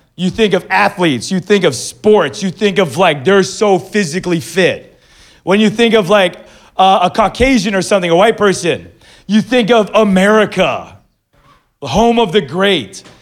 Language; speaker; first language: English; early bilingual, other home language; Filipino